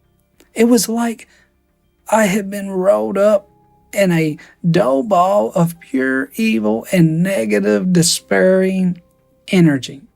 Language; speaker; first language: English; native; English